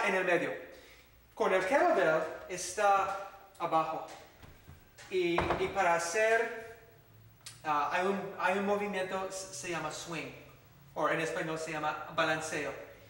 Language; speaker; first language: Spanish; non-native, fluent; English